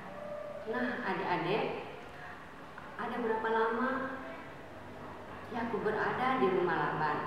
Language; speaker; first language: Indonesian; native; Indonesian